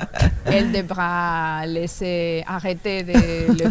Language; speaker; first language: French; non-native, learner; Spanish